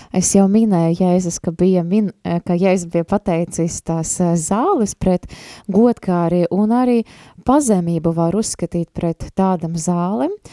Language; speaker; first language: Latvian; non-native, local second language; Russian